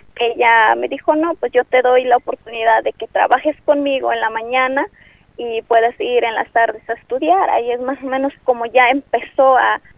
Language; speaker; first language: Spanish; non-native, local second language; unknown